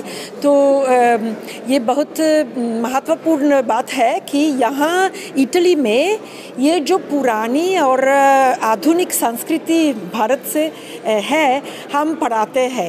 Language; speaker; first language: Hindi; non-native, fluent; Italian